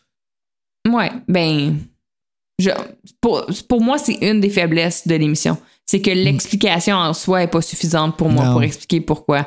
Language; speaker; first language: French; native; French